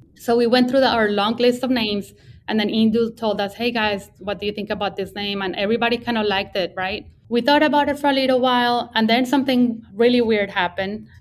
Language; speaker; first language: English; non-native, fluent; Spanish